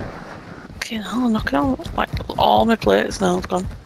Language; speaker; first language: English; native; English